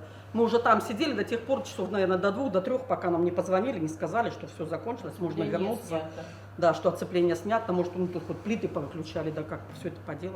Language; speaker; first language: Russian; native; Russian